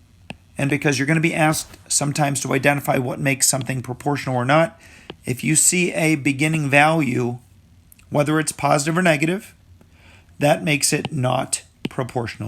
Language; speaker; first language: English; native; English